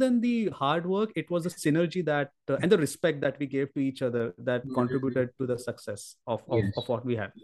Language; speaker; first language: English; non-native, local second language; Marathi